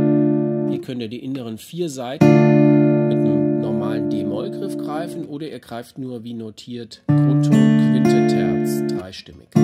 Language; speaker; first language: German; native; German